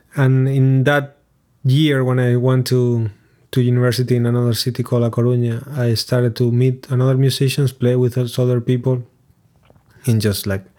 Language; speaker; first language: English; non-native, fluent; Spanish